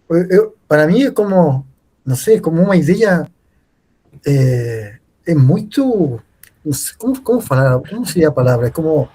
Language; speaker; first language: Portuguese; non-native, fluent; Spanish